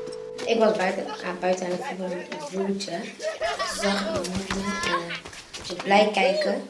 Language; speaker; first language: Dutch; early bilingual, other home language; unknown